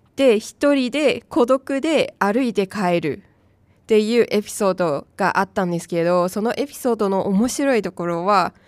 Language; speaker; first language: Japanese; non-native, fluent; Chinese